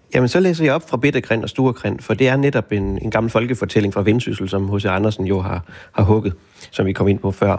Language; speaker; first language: Danish; native; Danish